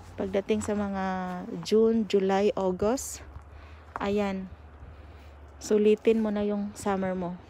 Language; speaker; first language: Filipino; non-native, local second language; Cebuano